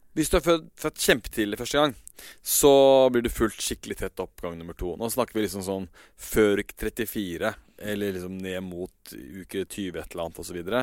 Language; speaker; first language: Norwegian; native; Norwegian